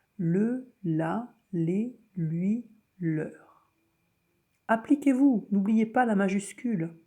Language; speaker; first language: French; native; French